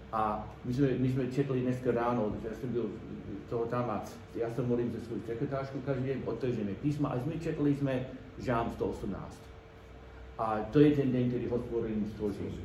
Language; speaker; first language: Czech; non-native, learner; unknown